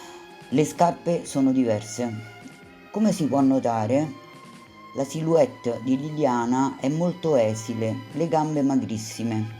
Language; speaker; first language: Italian; native; Italian